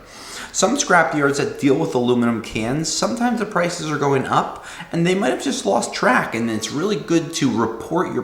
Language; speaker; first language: English; native; English